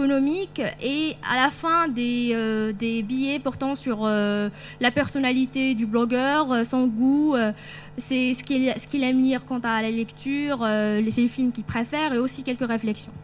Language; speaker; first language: French; non-native, local second language; Arabic